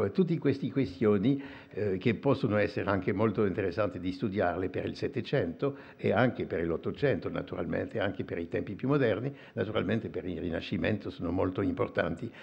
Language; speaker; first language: Italian; non-native, fluent; French